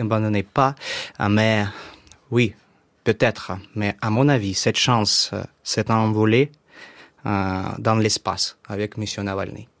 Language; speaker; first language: French; non-native, fluent; Russian